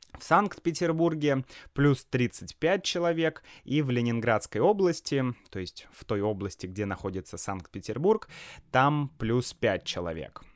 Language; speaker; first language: Russian; native; Russian